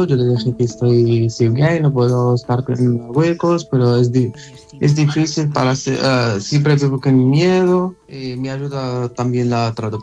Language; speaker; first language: Spanish; non-native, learner; Arabic